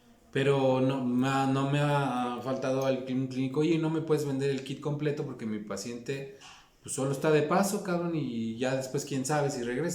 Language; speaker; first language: Spanish; native; Spanish